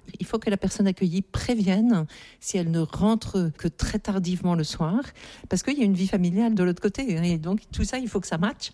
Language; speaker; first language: French; native; French